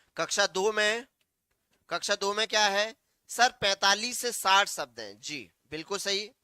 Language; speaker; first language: Hindi; native; Hindi